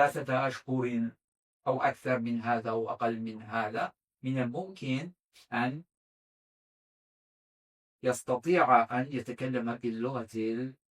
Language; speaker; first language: Arabic; non-native, fluent; Azerbaijani